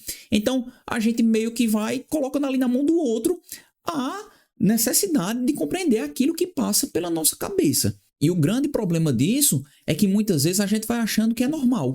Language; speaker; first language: Portuguese; native; Portuguese